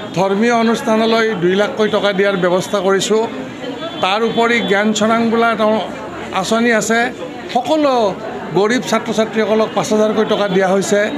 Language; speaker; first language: Assamese; non-native, local second language; Bodo